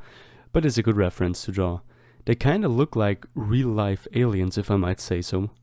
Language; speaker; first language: English; non-native, fluent; German